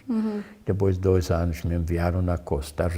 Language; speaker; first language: Portuguese; non-native, fluent; German